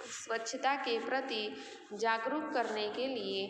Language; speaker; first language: Hindi; non-native, local second language; Gujarati